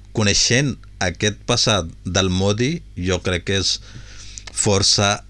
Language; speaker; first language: Catalan; non-native, fluent; Urdu